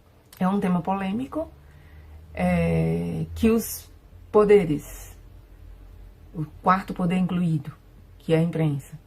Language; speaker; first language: Portuguese; non-native, fluent; Spanish